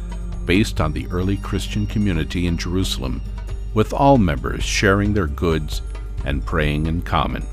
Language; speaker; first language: English; native; English